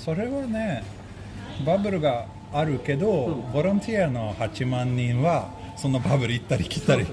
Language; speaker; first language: Japanese; non-native, fluent; Swedish